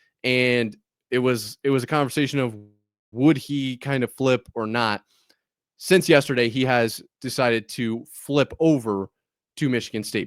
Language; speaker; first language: English; native; English